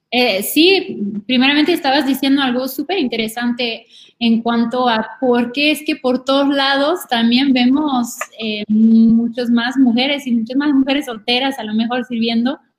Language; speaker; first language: Spanish; non-native, fluent; French